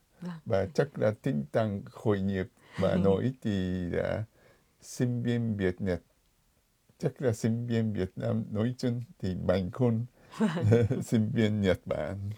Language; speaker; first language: Vietnamese; non-native, fluent; Japanese